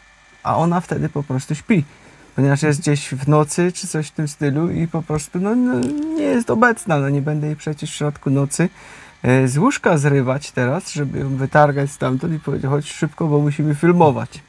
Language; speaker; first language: Polish; native; Polish